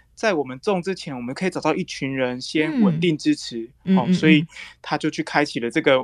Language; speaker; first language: Chinese; native; Chinese